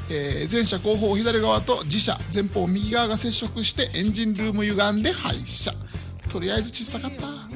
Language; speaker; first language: Japanese; native; Japanese